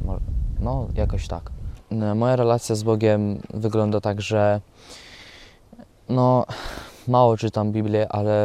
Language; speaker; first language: Polish; non-native, fluent; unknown